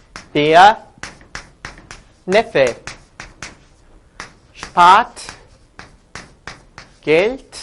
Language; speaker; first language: German; non-native, fluent; Korean